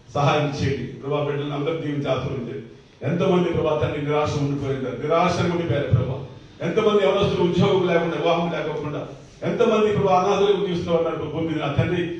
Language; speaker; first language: Telugu; native; Telugu